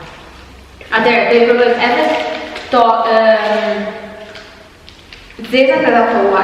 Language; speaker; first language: Albanian; early bilingual, heritage; Albanian